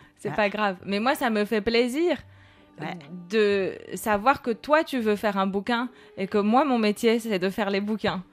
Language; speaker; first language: French; native; French